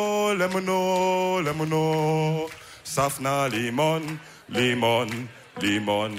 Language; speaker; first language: German; early bilingual, other home language; Wolof